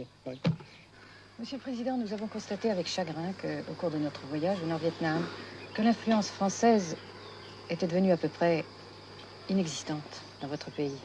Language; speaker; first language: French; native; French